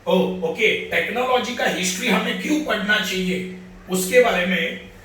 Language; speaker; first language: Hindi; non-native, local second language; Marathi